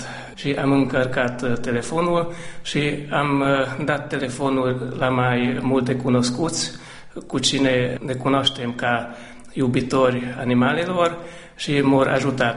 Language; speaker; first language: Romanian; non-native, local second language; Hungarian